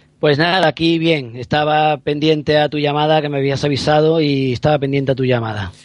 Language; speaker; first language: Spanish; native; Spanish